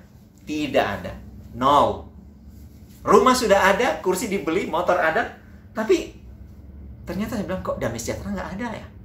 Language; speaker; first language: Indonesian; native; Indonesian